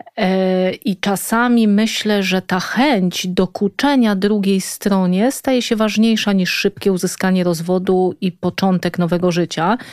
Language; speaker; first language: Polish; native; Polish